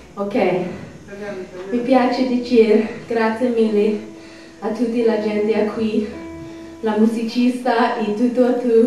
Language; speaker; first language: Italian; non-native, learner; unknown